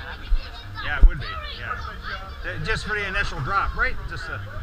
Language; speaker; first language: English; native; English